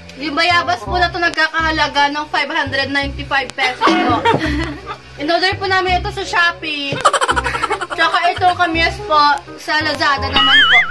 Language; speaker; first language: Filipino; non-native, local second language; Cebuano